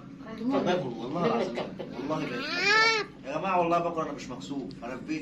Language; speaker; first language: Arabic; native; Arabic